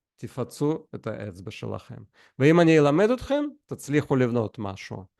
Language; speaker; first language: Hebrew; non-native, fluent; Russian